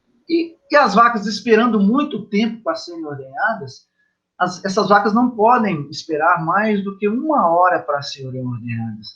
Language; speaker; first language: Portuguese; native; Portuguese